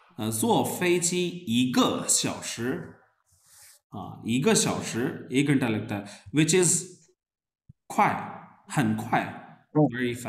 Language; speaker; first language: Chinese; non-native, fluent; Urdu